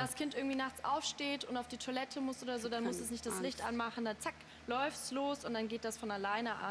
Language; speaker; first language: German; native; German